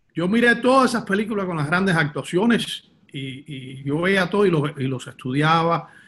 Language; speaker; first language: Spanish; early bilingual, heritage; Spanish